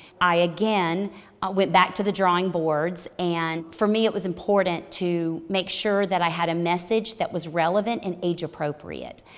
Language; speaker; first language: English; native; English